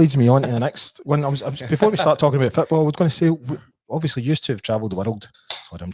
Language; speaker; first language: English; native; English